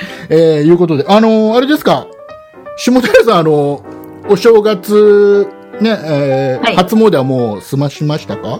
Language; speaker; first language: Japanese; native; Japanese